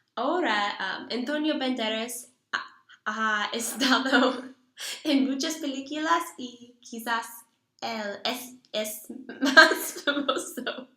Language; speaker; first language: Spanish; non-native, learner; English